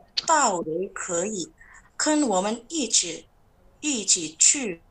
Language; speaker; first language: Chinese; non-native, learner; Indonesian